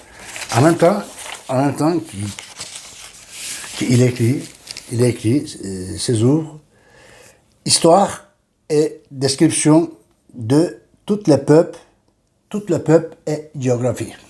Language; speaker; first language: French; non-native, learner; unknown